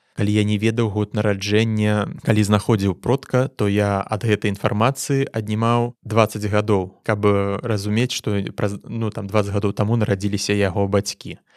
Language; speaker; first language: Belarusian; non-native, local second language; Russian